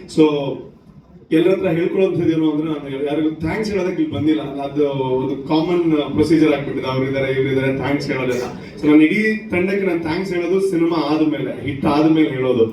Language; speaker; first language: Kannada; non-native, local second language; Tulu